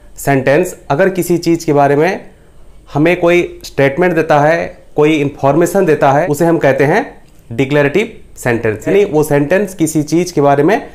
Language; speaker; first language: Hindi; non-native, local second language; Bangla